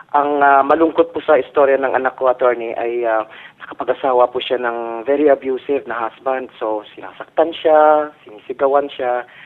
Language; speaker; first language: Filipino; native; Filipino